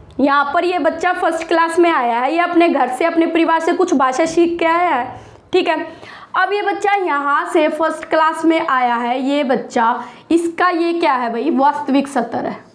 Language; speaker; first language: Hindi; native; Hindi